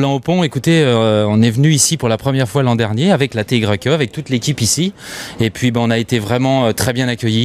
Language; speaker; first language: French; native; French